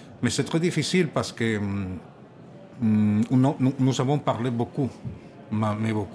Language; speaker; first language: French; non-native, learner; Catalan